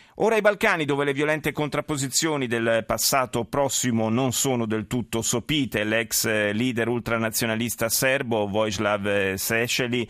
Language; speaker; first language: Italian; native; Italian